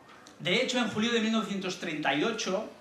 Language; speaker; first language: Spanish; native; Spanish